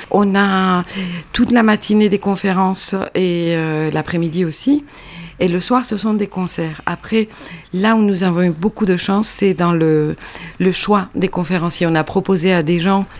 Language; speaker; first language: French; non-native, fluent; Spanish